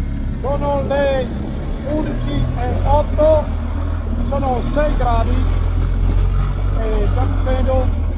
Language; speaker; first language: Italian; non-native, fluent; Spanish